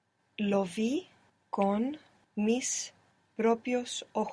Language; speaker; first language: Spanish; non-native, learner; English